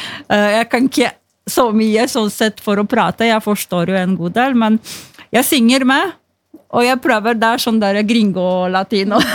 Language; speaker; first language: Norwegian; non-native, fluent; Polish